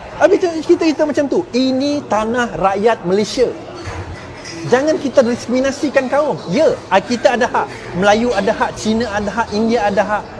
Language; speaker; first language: Malay; non-native, local second language; Chinese